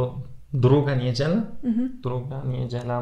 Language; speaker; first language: Polish; non-native, fluent; Turkish